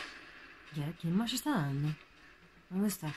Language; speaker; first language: Spanish; native; Spanish